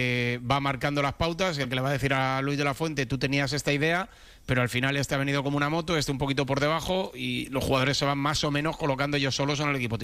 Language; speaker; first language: Spanish; native; Spanish